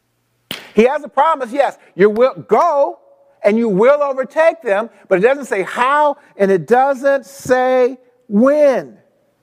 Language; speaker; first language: English; native; English